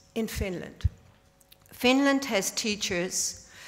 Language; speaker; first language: English; non-native, fluent; German